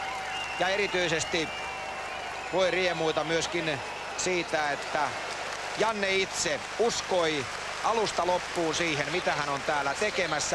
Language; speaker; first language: Finnish; native; Finnish